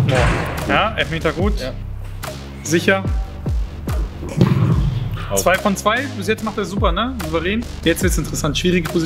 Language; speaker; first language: German; native; German